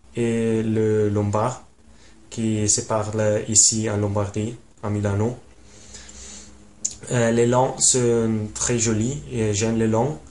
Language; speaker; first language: French; non-native, learner; Italian